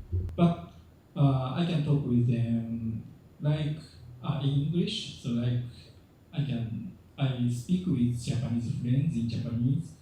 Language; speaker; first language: English; non-native, fluent; Japanese